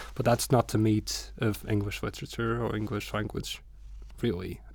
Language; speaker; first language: English; non-native, fluent; Portuguese